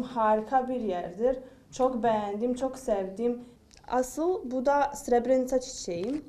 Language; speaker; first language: Turkish; non-native, fluent; Bosnian